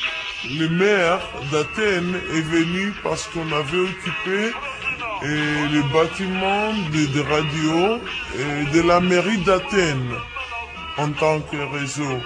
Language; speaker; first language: French; non-native, fluent; Greek